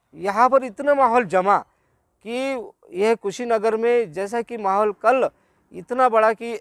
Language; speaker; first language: Hindi; non-native, local second language; Marathi